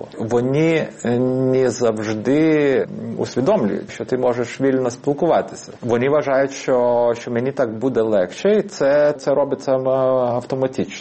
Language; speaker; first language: Ukrainian; non-native, fluent; Lithuanian